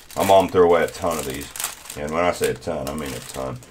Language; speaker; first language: English; native; English